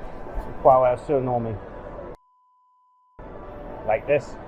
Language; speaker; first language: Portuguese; non-native, learner; English